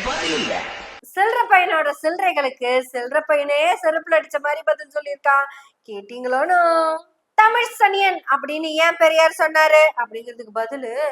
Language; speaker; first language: Tamil; native; Tamil